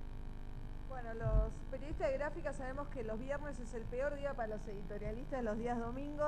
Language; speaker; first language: Spanish; native; Spanish